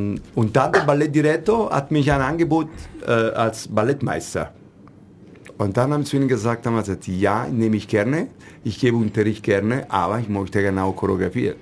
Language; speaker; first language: German; non-native, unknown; Italian